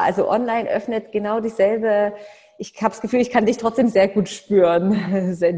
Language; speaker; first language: German; native; German